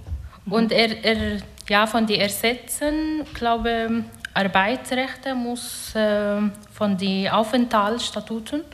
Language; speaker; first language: German; non-native, learner; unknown